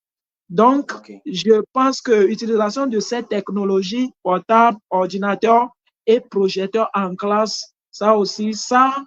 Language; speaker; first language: French; non-native, fluent; Ewe